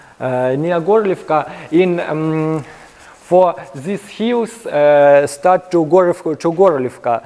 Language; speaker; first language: English; non-native, learner; Ukrainian